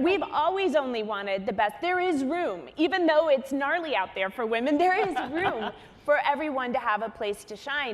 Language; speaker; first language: English; native; English